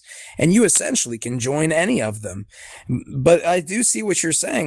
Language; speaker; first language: English; native; English